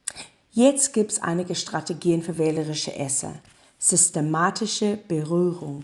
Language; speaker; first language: German; non-native, learner; English